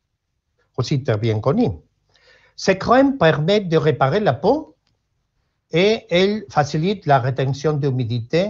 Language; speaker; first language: French; non-native, learner; Spanish